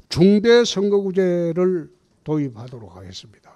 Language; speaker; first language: Korean; native; Korean